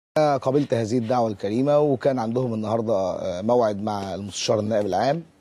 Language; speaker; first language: Arabic; native; Arabic